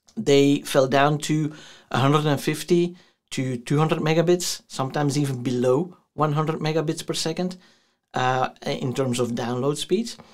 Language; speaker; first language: English; non-native, fluent; Dutch